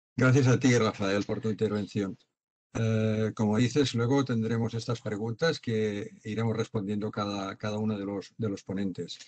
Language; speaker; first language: Spanish; non-native, local second language; Catalan